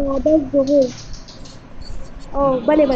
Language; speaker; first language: Persian; non-native, learner; Urdu